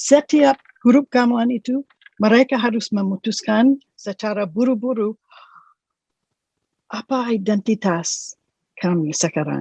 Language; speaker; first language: Indonesian; non-native, fluent; English